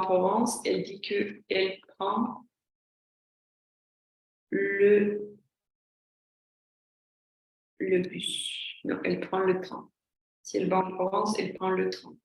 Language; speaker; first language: French; non-native, fluent; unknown